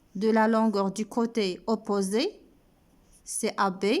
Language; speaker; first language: French; non-native, local second language; Arabic